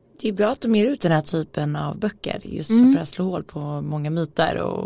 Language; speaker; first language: Swedish; native; Swedish